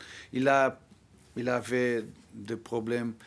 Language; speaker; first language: French; non-native, fluent; Portuguese